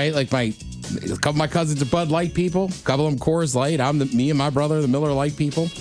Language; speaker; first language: English; native; English